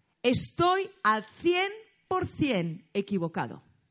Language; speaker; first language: Spanish; native; Spanish